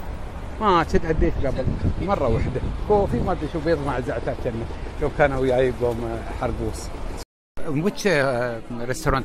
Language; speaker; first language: Arabic; native; Arabic